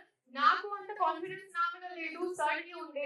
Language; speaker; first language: Telugu; non-native, learner; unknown